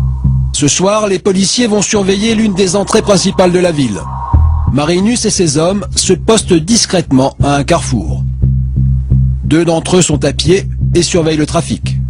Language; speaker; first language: French; native; French